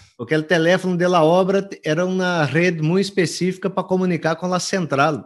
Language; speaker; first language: Spanish; non-native, fluent; Portuguese